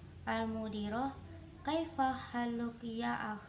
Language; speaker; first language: Arabic; non-native, learner; Indonesian